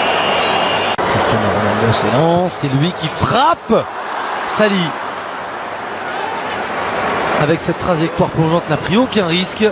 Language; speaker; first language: French; native; French